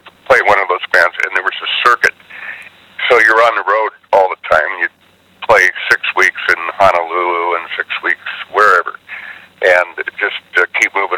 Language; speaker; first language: English; native; English